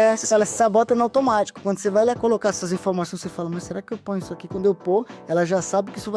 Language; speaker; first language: Portuguese; native; Portuguese